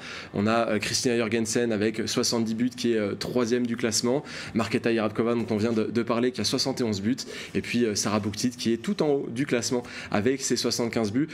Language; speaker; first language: French; native; French